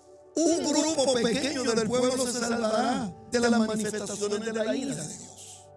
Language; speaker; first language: Spanish; native; Spanish